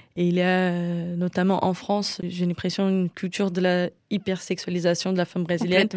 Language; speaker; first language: French; non-native, fluent; Portuguese